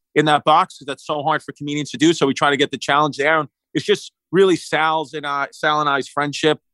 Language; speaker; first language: English; native; English